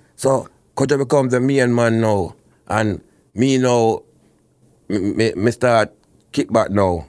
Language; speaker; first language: English; non-native, local second language; Jamaican Creole English